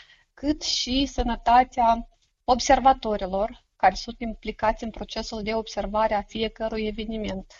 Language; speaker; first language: Romanian; native; Romanian